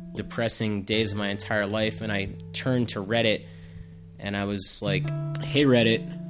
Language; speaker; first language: English; native; English